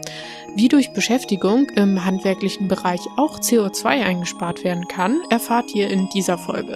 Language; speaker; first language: German; native; German